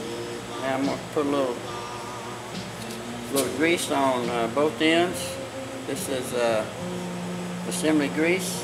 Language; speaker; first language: English; native; English